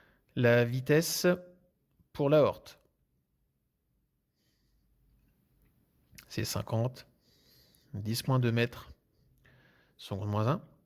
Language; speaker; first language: French; native; French